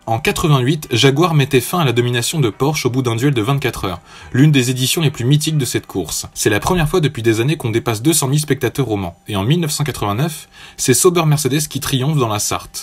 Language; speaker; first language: French; native; French